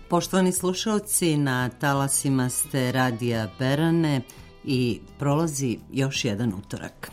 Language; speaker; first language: Croatian; native; Croatian